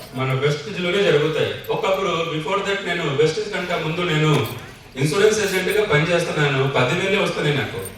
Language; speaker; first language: Telugu; non-native, fluent; Hindi